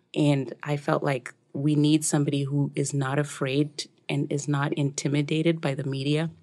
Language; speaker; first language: English; non-native, local second language; Shona